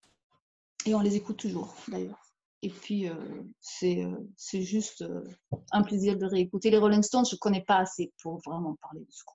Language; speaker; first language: French; non-native, fluent; German